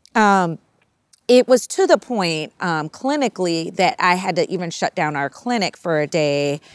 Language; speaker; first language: English; native; English